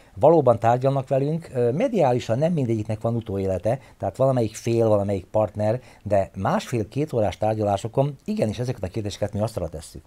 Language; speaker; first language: Hungarian; native; Hungarian